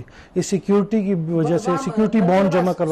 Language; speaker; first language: Urdu; native; Urdu